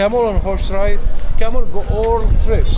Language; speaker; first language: English; non-native, learner; Arabic